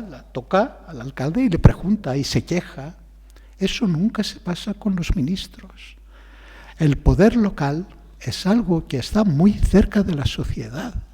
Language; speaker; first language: Spanish; non-native, fluent; Greek